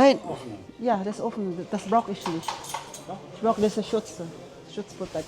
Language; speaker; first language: German; non-native, learner; Filipino